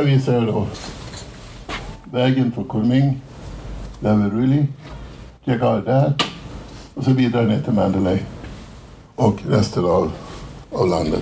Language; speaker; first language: Swedish; native; Swedish